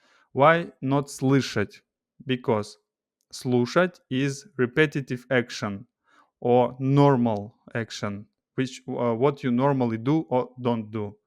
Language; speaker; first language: English; non-native, fluent; Russian